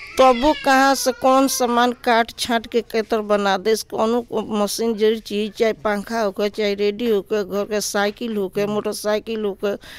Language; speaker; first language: Hindi; native; Hindi